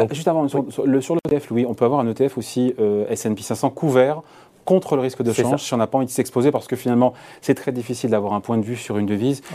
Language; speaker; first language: French; native; French